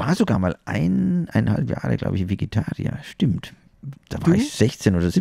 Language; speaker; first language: German; native; German